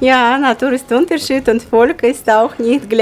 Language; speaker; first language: German; non-native, learner; Russian